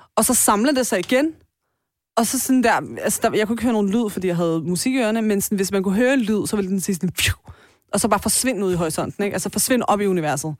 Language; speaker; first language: Danish; early bilingual, other home language; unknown